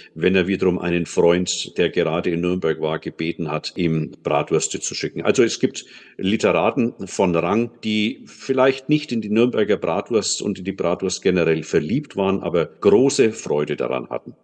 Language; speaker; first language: German; native; German